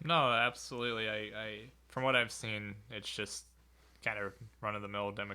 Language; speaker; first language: English; native; English